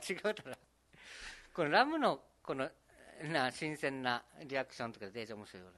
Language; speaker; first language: Japanese; native; Japanese